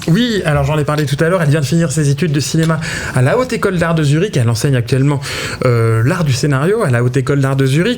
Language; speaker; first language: French; native; French